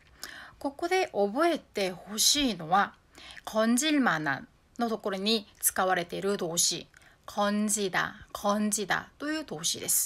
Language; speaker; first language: Japanese; non-native, fluent; Korean